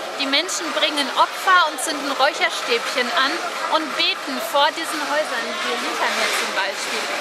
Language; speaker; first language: German; native; German